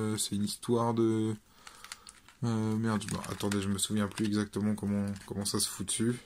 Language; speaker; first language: French; native; French